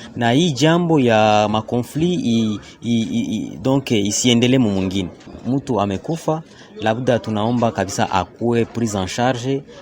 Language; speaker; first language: Swahili; native; Swahili